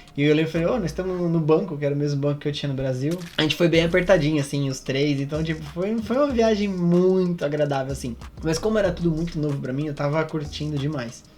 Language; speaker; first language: Portuguese; native; Portuguese